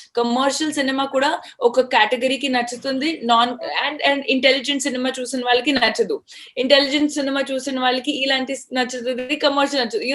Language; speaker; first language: Telugu; non-native, fluent; Hindi